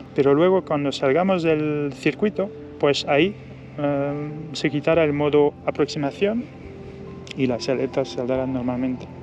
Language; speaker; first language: Spanish; non-native, fluent; French